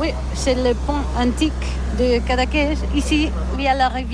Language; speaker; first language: French; non-native, learner; Catalan